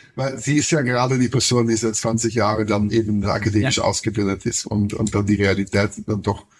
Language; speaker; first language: German; non-native, fluent; Dutch